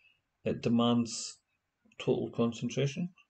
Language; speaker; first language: English; native; English